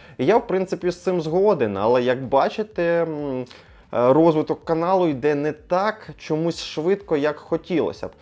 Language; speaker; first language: Ukrainian; non-native, local second language; Russian